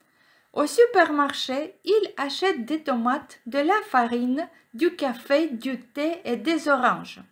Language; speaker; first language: French; non-native, fluent; Ukrainian